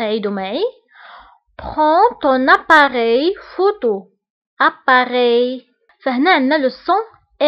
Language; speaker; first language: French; non-native, local second language; Arabic